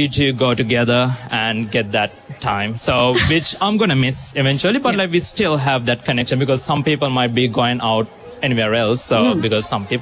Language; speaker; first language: English; non-native, local second language; Sinhala